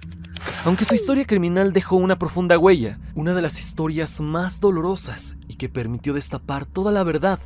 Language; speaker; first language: Spanish; native; Spanish